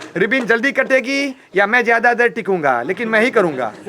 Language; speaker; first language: Hindi; non-native, local second language; Gujarati